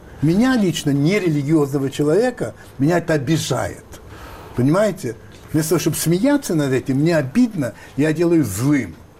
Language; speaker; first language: Russian; non-native, fluent; French